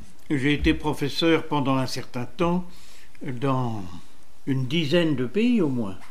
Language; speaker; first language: French; native; French